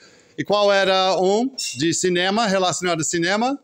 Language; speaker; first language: Portuguese; non-native, fluent; English